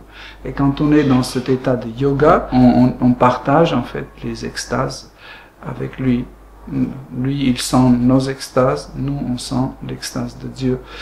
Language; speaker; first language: French; non-native, fluent; Armenian